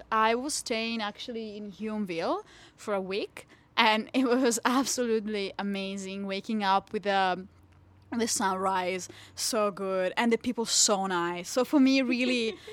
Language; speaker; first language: English; non-native, fluent; Italian